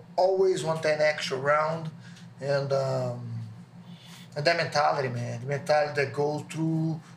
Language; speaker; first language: English; non-native, learner; Portuguese